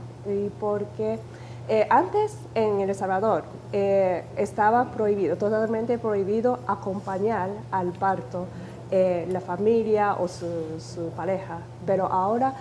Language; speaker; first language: Spanish; non-native, fluent; Japanese